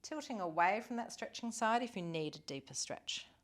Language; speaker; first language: English; native; English